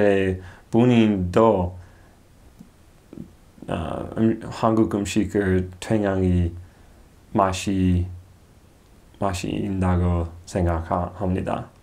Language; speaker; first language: Korean; non-native, learner; English